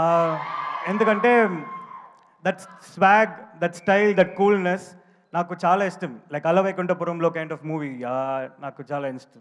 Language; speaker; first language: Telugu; non-native, learner; Tamil